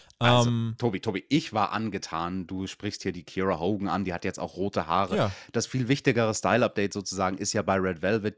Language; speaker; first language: German; native; German